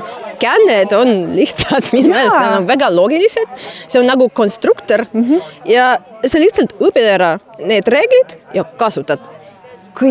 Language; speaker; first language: Estonian; non-native, fluent; Russian